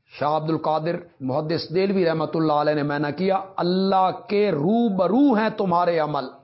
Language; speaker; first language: Urdu; non-native, local second language; Punjabi